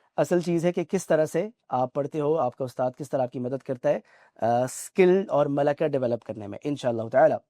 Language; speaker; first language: Urdu; native; Urdu